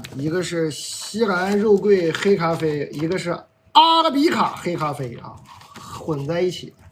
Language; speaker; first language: Chinese; native; Chinese